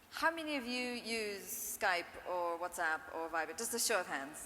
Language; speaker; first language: English; non-native, local second language; Urdu